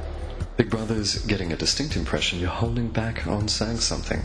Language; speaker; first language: English; native; English